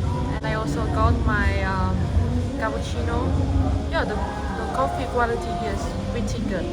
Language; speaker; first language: English; non-native, fluent; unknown